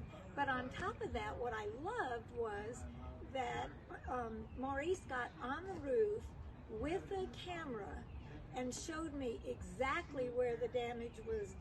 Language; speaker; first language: English; native; English